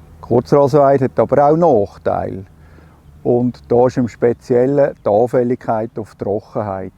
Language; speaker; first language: German; native; German